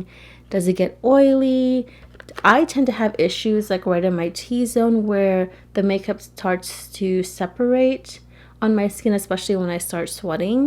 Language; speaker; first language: English; native; English